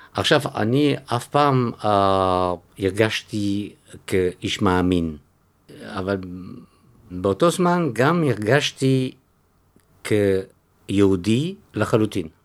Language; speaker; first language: Hebrew; non-native, fluent; French